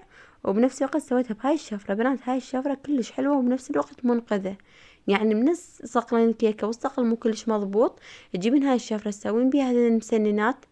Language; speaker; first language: Arabic; native; Arabic